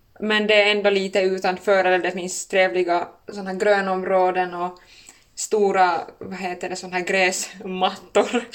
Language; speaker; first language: Swedish; native; Swedish